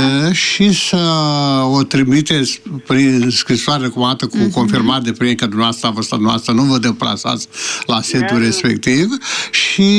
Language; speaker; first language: Romanian; native; Romanian